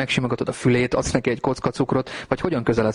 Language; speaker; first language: Hungarian; native; Hungarian